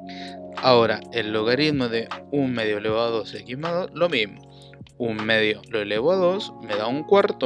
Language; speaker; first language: Spanish; native; Spanish